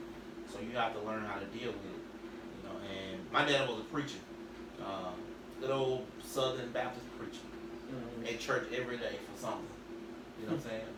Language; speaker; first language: English; native; English